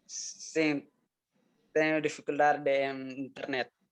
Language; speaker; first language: Portuguese; non-native, learner; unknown